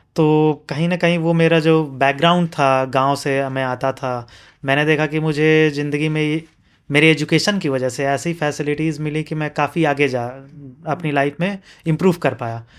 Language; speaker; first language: Hindi; native; Hindi